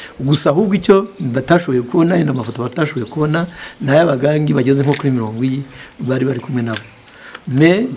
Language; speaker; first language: Kinyarwanda; native; Kinyarwanda